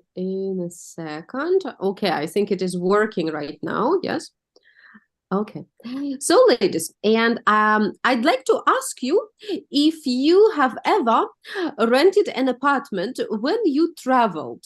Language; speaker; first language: English; non-native, fluent; Russian